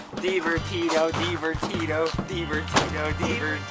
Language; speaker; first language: Spanish; non-native, learner; English